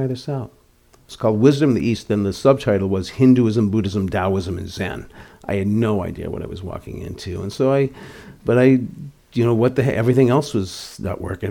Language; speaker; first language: English; native; English